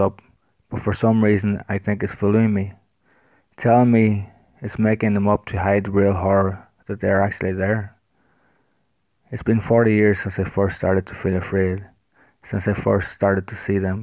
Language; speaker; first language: English; native; English